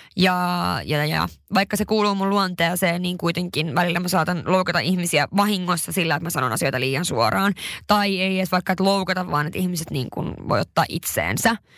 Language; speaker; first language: Finnish; early bilingual, heritage; Finnish